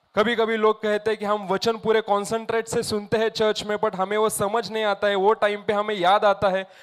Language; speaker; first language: Hindi; non-native, local second language; Marathi